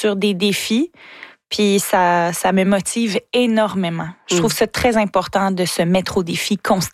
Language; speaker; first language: French; native; French